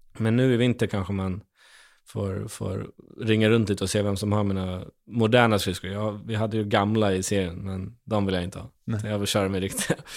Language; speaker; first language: Swedish; native; Swedish